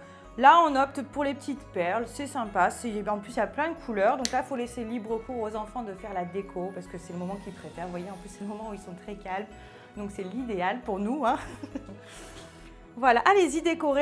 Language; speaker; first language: French; native; French